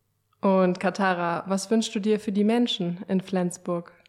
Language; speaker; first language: German; native; German